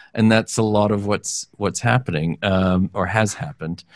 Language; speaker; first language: English; native; English